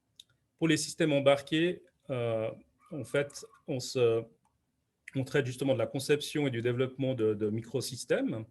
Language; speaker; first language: French; native; French